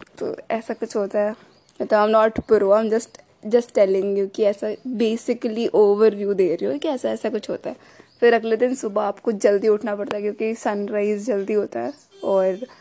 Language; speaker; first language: Hindi; native; Hindi